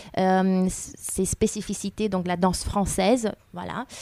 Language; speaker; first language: French; non-native, fluent; Romanian